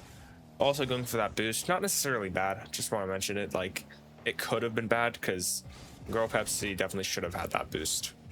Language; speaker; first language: English; native; English